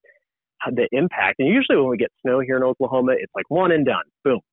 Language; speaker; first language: English; native; English